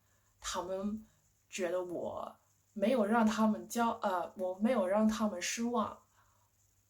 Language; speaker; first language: Chinese; non-native, fluent; English